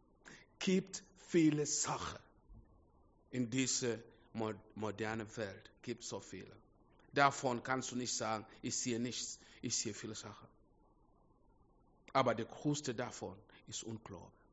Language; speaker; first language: German; non-native, fluent; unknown